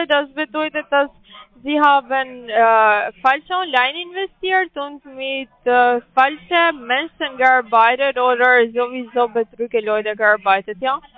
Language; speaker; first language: German; non-native, learner; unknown